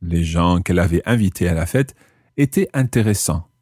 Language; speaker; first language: French; non-native, fluent; English